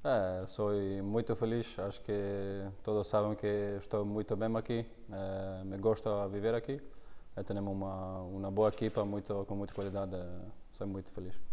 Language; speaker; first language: Portuguese; non-native, learner; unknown